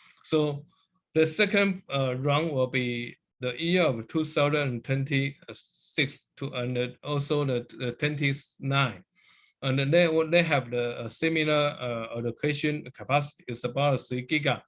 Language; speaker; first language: English; non-native, learner; Chinese